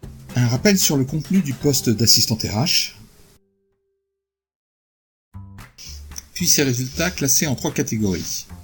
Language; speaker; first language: French; native; French